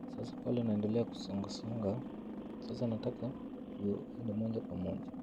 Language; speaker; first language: Swahili; native; Swahili